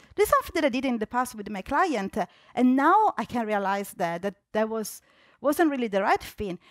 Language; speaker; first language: English; non-native, fluent; Italian